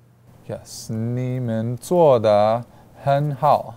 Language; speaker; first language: Chinese; non-native, learner; English